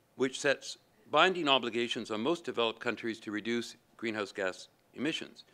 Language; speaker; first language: English; native; English